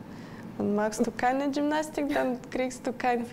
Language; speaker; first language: German; non-native, learner; Russian